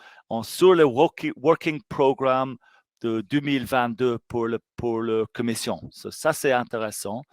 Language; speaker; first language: French; non-native, fluent; English